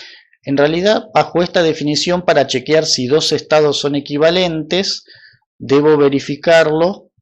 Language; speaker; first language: Spanish; native; Spanish